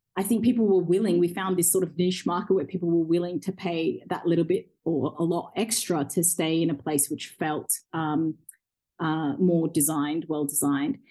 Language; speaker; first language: English; early bilingual, other home language; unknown